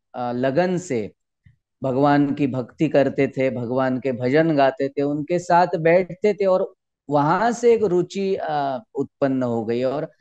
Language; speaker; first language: Hindi; non-native, local second language; Konkani